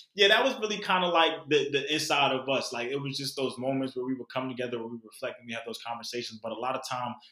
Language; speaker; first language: English; native; English